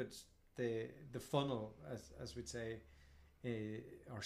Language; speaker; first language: English; native; English